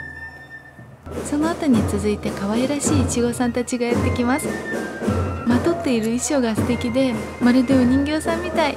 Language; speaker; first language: Japanese; non-native, fluent; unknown